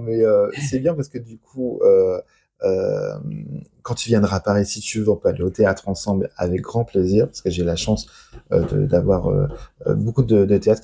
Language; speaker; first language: French; native; French